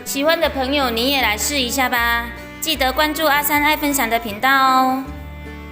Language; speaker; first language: Chinese; non-native, local second language; Min Nan Chinese